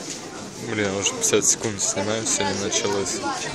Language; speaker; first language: Russian; native; Russian